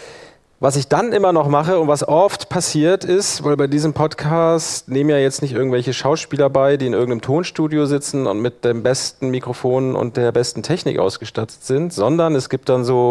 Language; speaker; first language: German; native; German